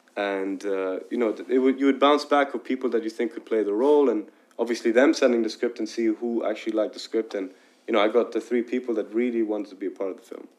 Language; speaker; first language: English; non-native, fluent; Arabic